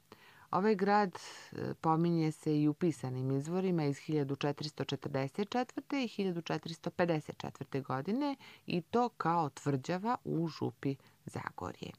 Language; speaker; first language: Croatian; native; Croatian